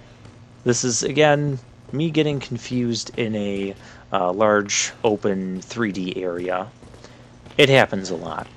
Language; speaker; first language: English; native; English